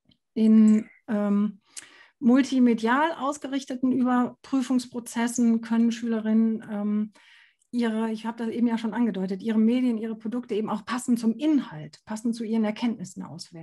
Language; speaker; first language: German; native; German